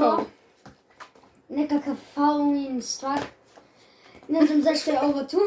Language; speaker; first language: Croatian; early bilingual, heritage; Croatian